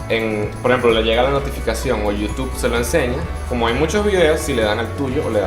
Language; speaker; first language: Spanish; native; Spanish